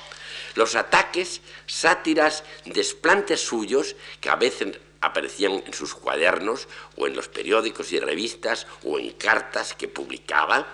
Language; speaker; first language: Spanish; native; Spanish